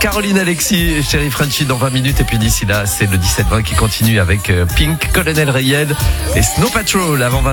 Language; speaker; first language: French; native; French